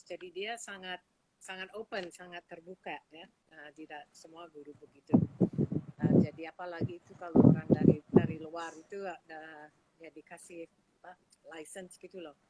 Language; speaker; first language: Indonesian; non-native, fluent; English